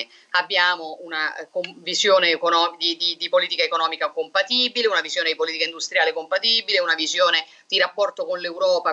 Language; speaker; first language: Italian; native; Italian